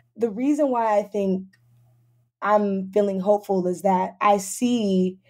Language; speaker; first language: English; native; English